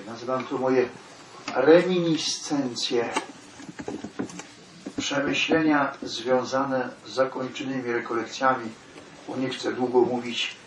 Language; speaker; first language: Polish; native; Polish